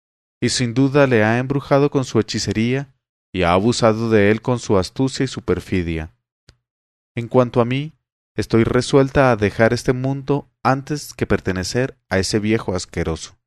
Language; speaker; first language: Spanish; native; Spanish